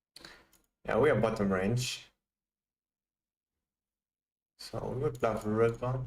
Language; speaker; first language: English; non-native, fluent; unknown